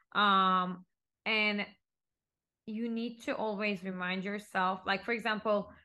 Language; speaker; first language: English; non-native, fluent; Turkish